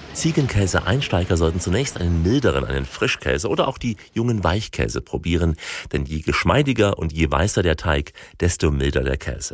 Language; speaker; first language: German; native; German